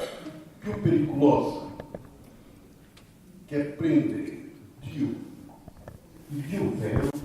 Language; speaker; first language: Italian; non-native, fluent; Portuguese